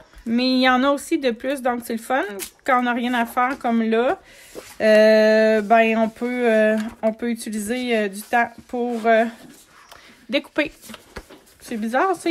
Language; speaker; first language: French; native; French